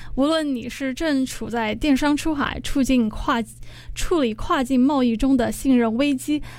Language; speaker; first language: Chinese; native; Chinese